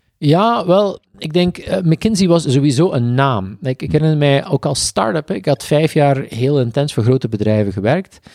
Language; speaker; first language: Dutch; native; Dutch